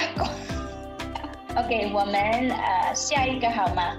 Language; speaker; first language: Chinese; non-native, learner; English